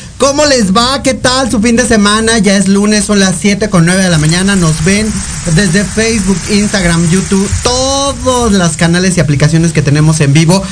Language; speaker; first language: Spanish; native; Spanish